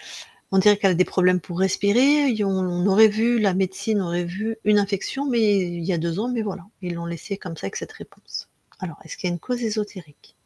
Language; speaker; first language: French; native; French